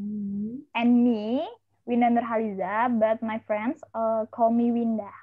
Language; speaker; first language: English; non-native, learner; Indonesian